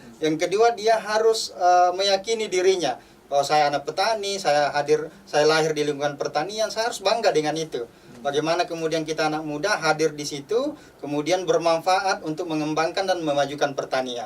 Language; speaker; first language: Indonesian; native; Indonesian